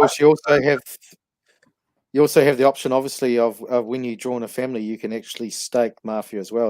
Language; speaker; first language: English; native; English